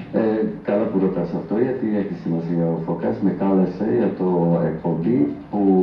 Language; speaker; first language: Greek; non-native, fluent; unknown